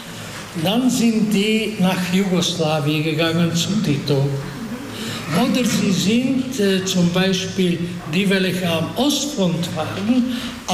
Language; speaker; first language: German; non-native, fluent; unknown